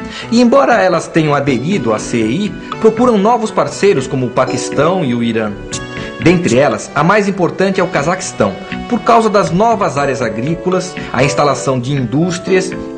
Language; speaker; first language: Portuguese; native; Portuguese